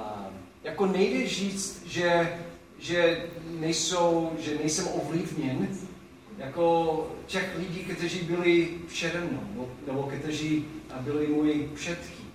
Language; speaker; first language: Czech; non-native, fluent; English